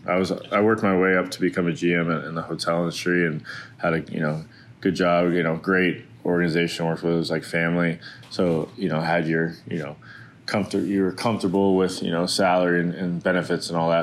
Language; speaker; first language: English; native; English